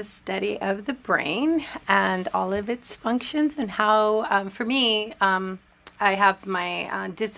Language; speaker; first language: English; early bilingual, other home language; Spanish